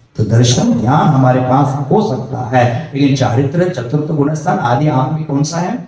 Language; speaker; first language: Hindi; non-native, local second language; Marathi